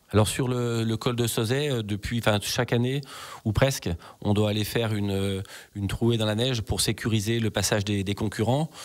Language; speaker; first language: French; native; French